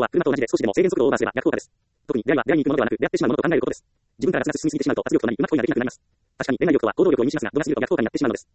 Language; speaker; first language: Japanese; native; Japanese